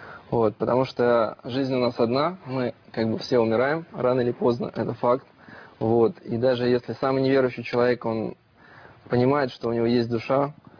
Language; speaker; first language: Russian; native; Russian